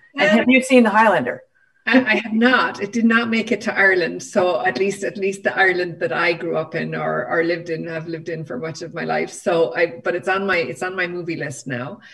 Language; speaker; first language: English; native; English